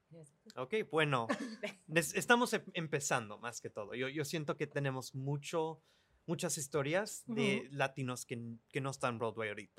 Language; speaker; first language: Spanish; early bilingual, other home language; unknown